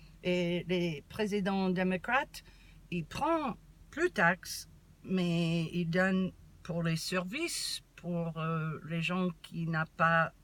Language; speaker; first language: French; non-native, learner; English